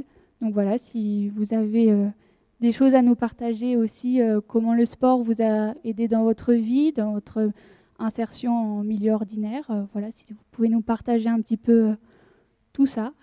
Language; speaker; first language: French; native; French